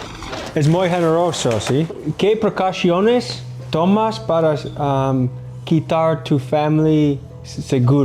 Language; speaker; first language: Spanish; non-native, learner; English